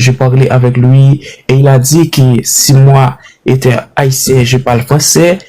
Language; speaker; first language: French; non-native, learner; Haitian Creole